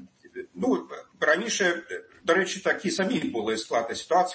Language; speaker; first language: Ukrainian; non-native, fluent; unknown